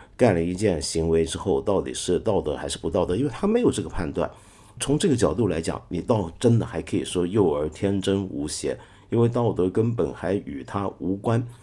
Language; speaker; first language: Chinese; non-native, local second language; Cantonese